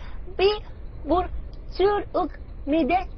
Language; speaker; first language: Mongolian; non-native, learner; Korean